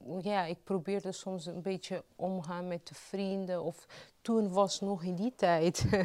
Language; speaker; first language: Dutch; non-native, fluent; Portuguese